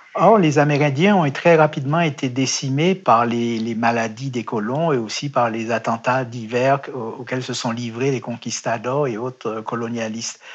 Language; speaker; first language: French; native; French